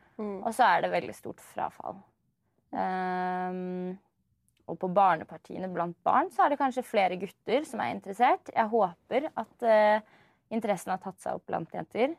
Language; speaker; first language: Norwegian; native; Norwegian